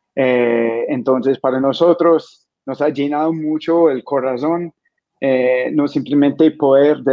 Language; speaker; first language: Spanish; non-native, fluent; English